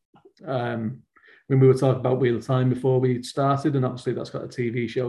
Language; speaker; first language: English; native; English